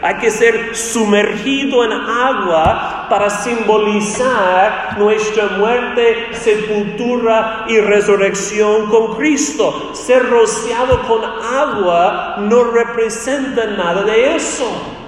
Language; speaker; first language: Spanish; non-native, fluent; English